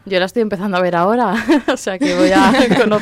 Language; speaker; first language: Spanish; native; Spanish